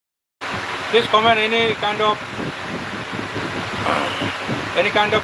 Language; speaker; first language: English; non-native, learner; Bangla